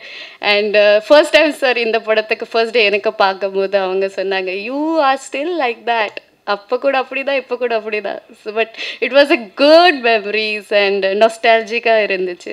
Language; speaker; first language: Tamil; non-native, fluent; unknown